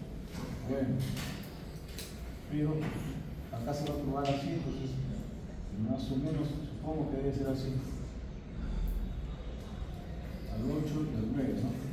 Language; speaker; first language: Spanish; native; Spanish